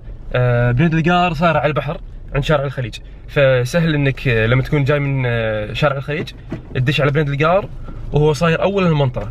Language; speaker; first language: Arabic; native; Arabic